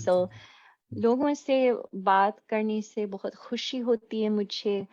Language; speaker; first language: Hindi; non-native, fluent; English